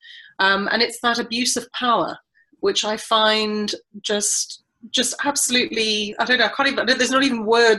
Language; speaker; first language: English; native; English